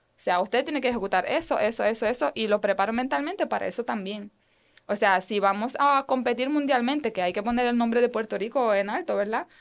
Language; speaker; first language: Spanish; non-native, fluent; Romanian